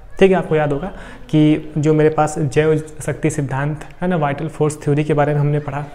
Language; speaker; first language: Hindi; native; Hindi